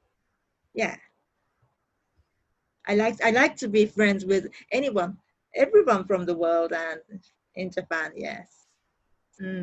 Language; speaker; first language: English; non-native, learner; Japanese